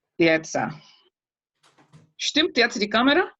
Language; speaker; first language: German; non-native, fluent; Portuguese